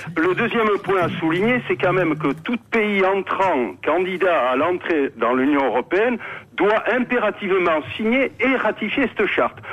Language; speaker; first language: French; non-native, local second language; Basque